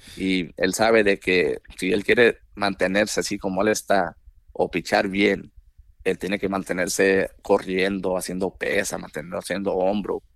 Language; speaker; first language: Spanish; early bilingual, heritage; Spanish